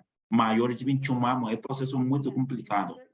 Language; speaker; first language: Portuguese; non-native, fluent; Spanish